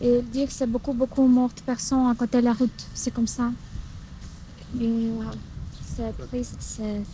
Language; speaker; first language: French; non-native, learner; Ukrainian